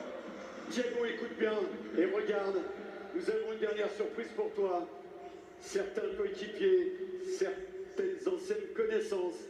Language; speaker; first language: French; native; French